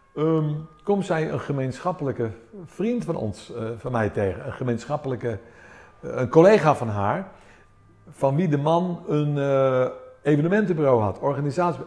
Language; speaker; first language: Dutch; early bilingual, other home language; Armenian